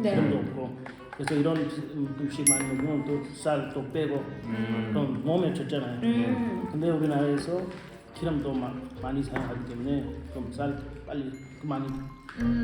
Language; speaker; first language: Korean; non-native, learner; Tajik